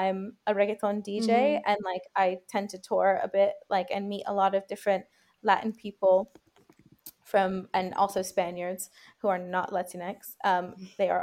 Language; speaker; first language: English; native; English